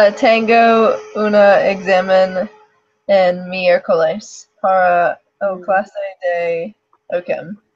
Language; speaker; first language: Spanish; non-native, learner; English